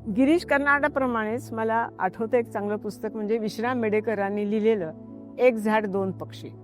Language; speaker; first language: Marathi; native; Marathi